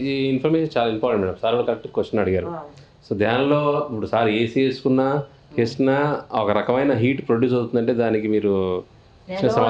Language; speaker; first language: Telugu; native; Telugu